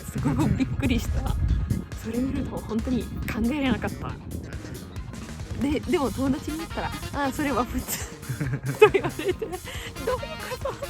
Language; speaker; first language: Japanese; non-native, fluent; Italian